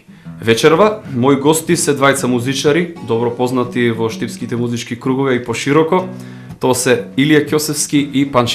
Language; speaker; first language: Macedonian; native; Macedonian